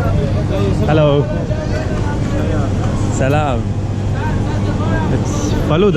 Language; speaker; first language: English; non-native, local second language; Hindi